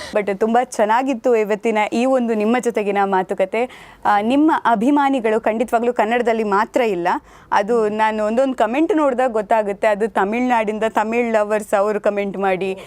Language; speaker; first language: Kannada; native; Kannada